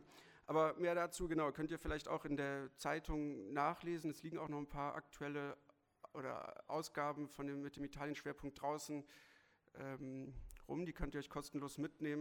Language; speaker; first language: German; native; German